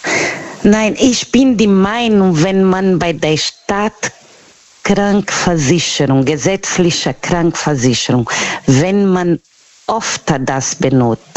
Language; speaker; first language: German; non-native, learner; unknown